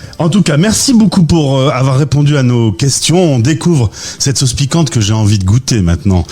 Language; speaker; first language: French; native; French